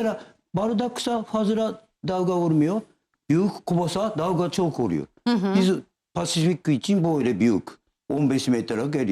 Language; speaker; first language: Turkish; non-native, learner; Japanese